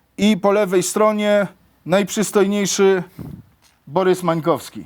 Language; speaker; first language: Polish; native; Polish